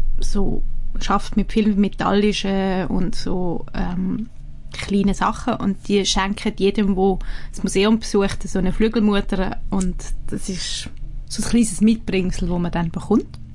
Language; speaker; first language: German; native; German